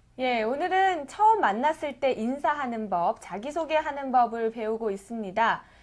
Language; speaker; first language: Korean; native; Korean